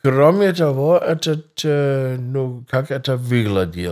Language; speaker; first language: Russian; non-native, fluent; German